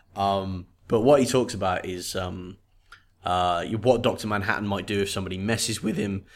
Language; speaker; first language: English; native; English